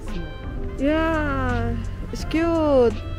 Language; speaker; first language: English; non-native, learner; Indonesian